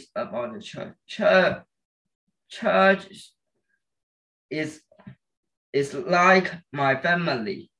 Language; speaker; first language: English; non-native, learner; Chinese